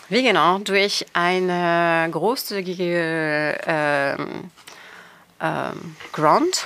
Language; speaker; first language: German; non-native, fluent; French